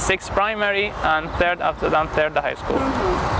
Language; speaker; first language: English; non-native, fluent; Arabic